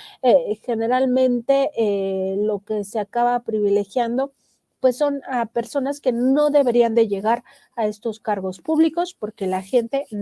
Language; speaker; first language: Spanish; native; Spanish